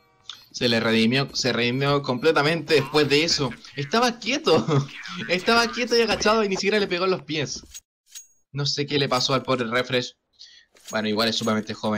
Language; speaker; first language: Spanish; native; Spanish